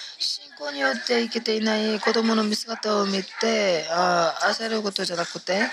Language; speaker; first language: Japanese; non-native, fluent; Korean